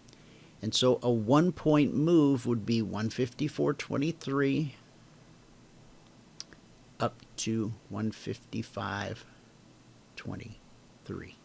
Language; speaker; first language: English; native; English